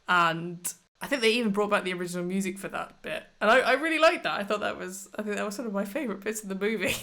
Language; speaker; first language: English; native; English